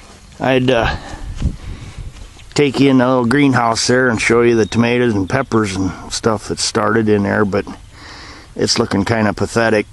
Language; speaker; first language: English; native; English